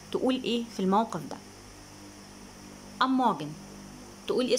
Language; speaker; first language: Arabic; native; Arabic